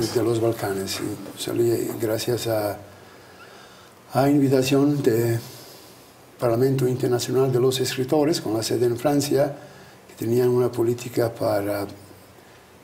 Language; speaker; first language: Spanish; non-native, fluent; Albanian